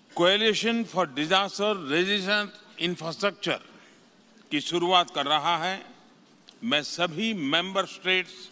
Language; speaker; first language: Hindi; non-native, local second language; Gujarati